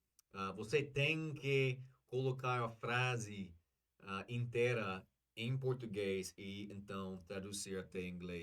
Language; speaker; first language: Portuguese; non-native, learner; English